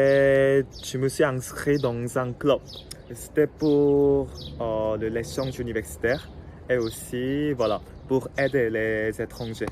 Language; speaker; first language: French; non-native, fluent; Korean